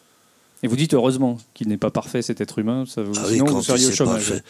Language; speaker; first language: French; native; French